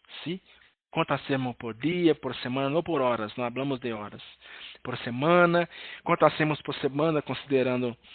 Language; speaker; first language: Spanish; non-native, learner; Portuguese